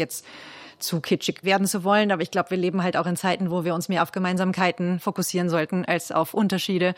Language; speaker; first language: German; native; German